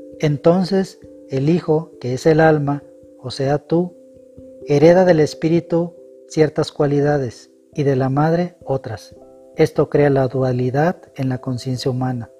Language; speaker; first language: Spanish; native; Spanish